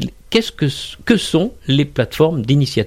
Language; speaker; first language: French; native; French